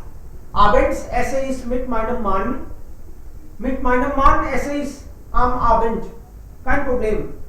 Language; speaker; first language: German; non-native, fluent; Hindi